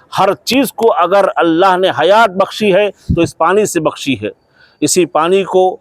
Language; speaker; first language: Urdu; native; Urdu